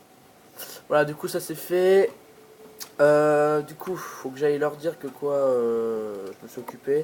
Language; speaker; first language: French; native; French